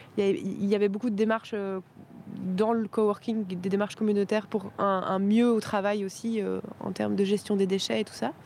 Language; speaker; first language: French; native; French